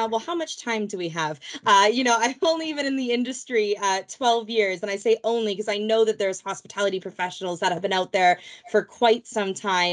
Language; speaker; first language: English; native; English